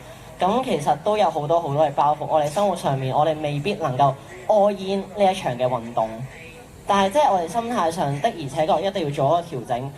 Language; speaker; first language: Cantonese; native; Cantonese